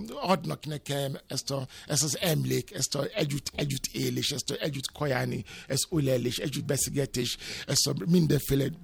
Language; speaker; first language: Hungarian; non-native, fluent; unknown